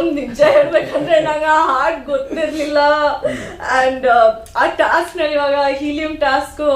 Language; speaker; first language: Kannada; non-native, learner; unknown